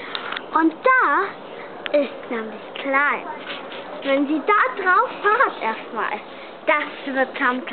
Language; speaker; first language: German; native; German